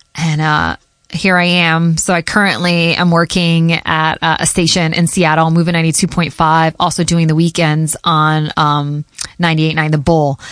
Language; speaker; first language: English; early bilingual, other home language; Portuguese